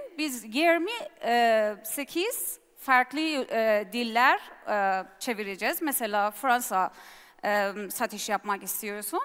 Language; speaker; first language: Turkish; non-native, learner; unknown